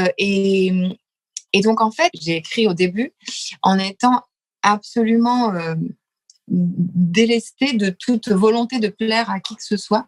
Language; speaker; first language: French; early bilingual, other home language; Lithuanian